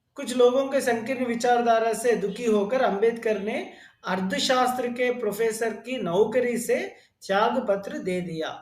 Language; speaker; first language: Hindi; non-native, local second language; Telugu